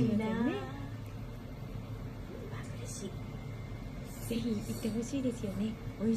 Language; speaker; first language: Japanese; native; Japanese